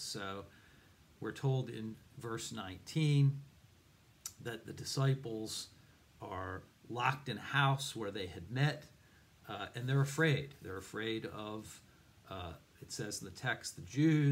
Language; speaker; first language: English; native; English